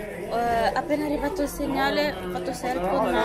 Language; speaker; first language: Italian; early bilingual, other home language; Filipino